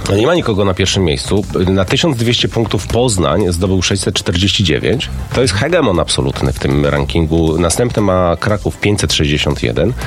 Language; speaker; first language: Polish; native; Polish